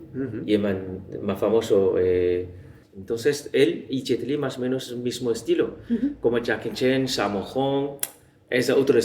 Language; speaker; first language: Spanish; non-native, learner; Chinese